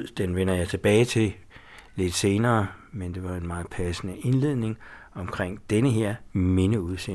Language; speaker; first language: Danish; native; Danish